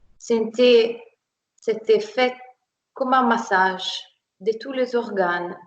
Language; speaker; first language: French; non-native, fluent; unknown